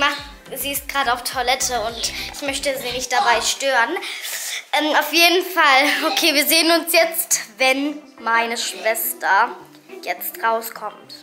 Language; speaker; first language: German; early bilingual, other home language; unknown